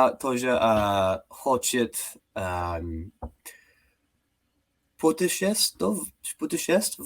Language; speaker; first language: Russian; non-native, learner; English